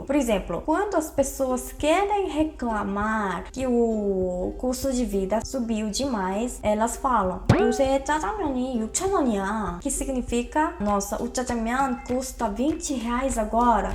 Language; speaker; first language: Portuguese; non-native, fluent; Korean